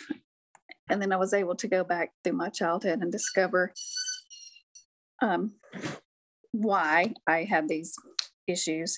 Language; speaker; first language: English; native; English